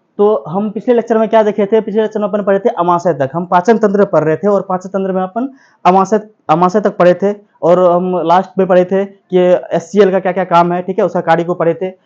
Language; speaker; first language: Hindi; native; Hindi